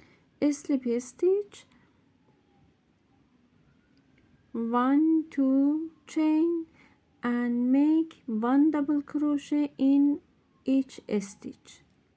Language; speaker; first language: English; non-native, learner; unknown